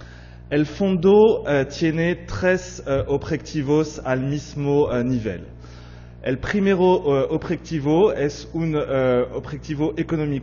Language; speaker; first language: Spanish; non-native, fluent; French